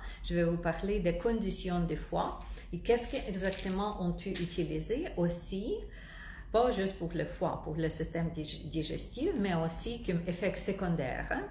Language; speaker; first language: French; non-native, fluent; Russian